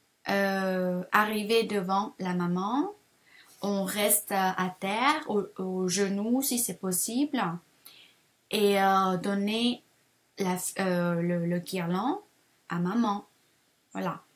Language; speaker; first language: French; non-native, fluent; Thai